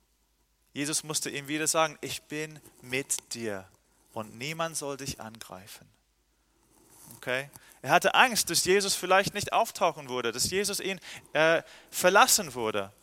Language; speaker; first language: German; non-native, fluent; English